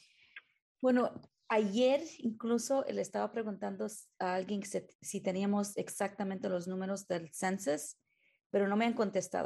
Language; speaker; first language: Spanish; early bilingual, heritage; Spanish